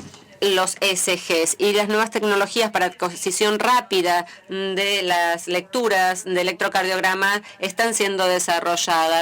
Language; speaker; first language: Spanish; native; Spanish